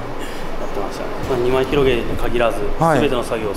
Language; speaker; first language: Japanese; native; Japanese